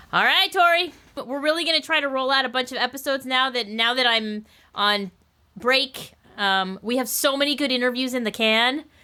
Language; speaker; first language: English; native; English